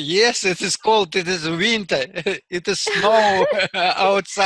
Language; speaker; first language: English; non-native, learner; Russian